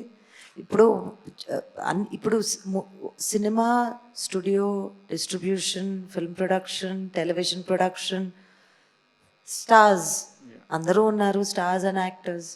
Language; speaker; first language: Telugu; native; Telugu